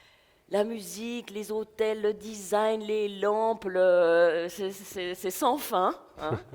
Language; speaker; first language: French; native; French